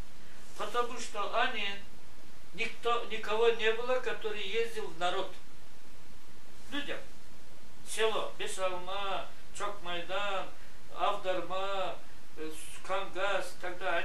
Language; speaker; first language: Russian; non-native, local second language; Gagauz